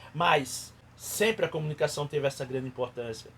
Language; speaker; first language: Portuguese; native; Portuguese